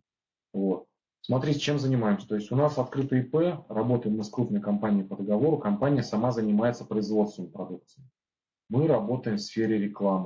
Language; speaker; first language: Russian; native; Russian